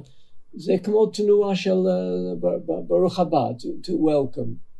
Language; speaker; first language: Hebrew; non-native, fluent; English